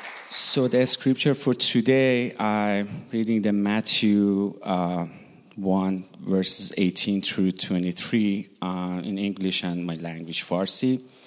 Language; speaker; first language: English; non-native, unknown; Persian